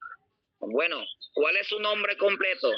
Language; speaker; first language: Spanish; non-native, learner; Filipino